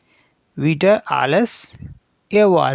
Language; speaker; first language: German; non-native, fluent; Hindi